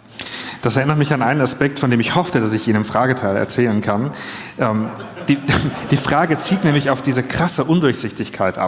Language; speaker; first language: German; native; German